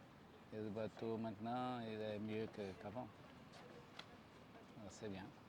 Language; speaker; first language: French; non-native, fluent; Portuguese